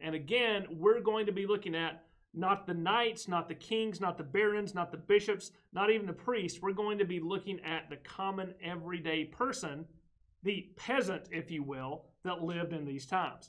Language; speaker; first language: English; native; English